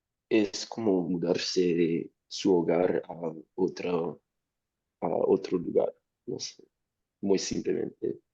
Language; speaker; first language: Spanish; non-native, fluent; English